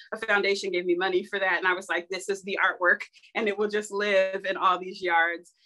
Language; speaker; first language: English; native; English